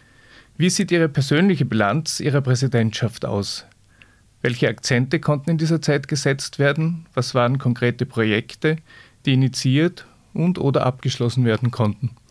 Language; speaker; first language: German; native; German